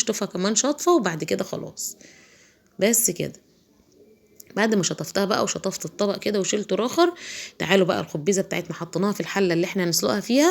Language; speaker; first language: Arabic; native; Arabic